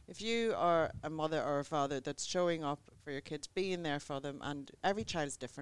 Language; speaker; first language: English; native; English